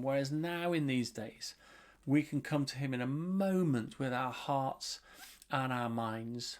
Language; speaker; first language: English; native; English